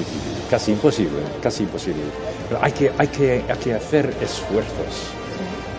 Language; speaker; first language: Spanish; non-native, fluent; English